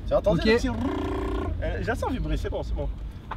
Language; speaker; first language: French; native; French